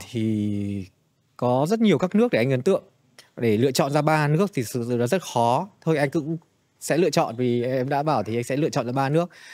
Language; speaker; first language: Vietnamese; native; Vietnamese